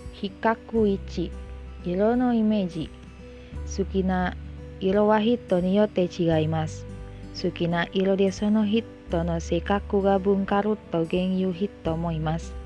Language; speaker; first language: Japanese; non-native, learner; Indonesian